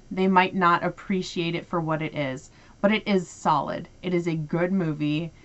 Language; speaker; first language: English; native; English